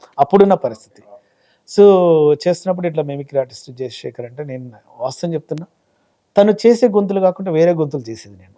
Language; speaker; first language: Telugu; native; Telugu